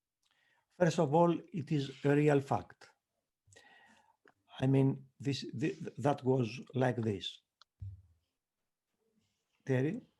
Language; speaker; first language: English; non-native, fluent; Greek